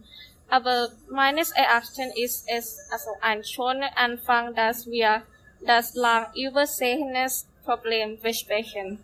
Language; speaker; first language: German; non-native, learner; Thai